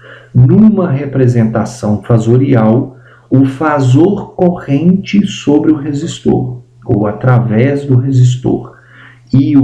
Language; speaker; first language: Portuguese; native; Portuguese